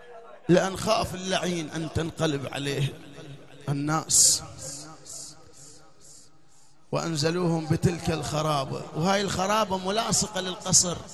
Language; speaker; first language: Arabic; native; Arabic